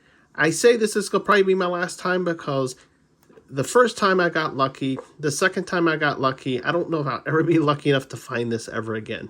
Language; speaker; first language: English; native; English